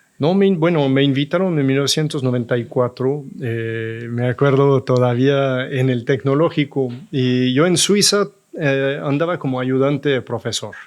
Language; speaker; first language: Spanish; non-native, fluent; French